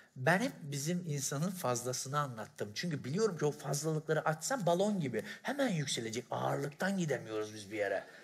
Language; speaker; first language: Turkish; native; Turkish